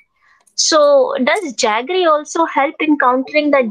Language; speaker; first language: English; non-native, local second language; Hindi